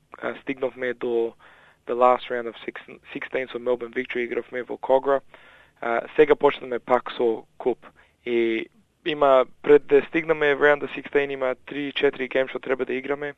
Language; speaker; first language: Macedonian; early bilingual, heritage; Macedonian